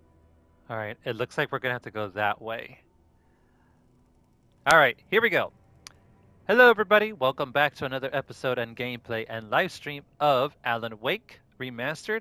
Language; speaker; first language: English; native; English